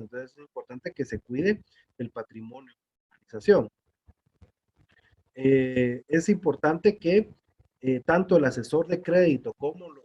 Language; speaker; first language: Spanish; native; Spanish